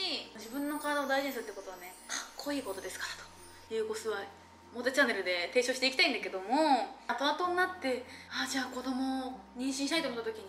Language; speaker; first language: Japanese; native; Japanese